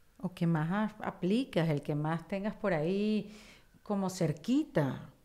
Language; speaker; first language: Spanish; native; Spanish